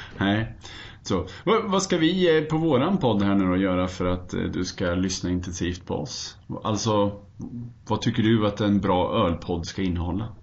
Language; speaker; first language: Swedish; native; Swedish